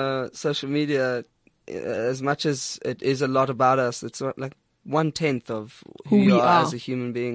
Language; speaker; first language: English; native; English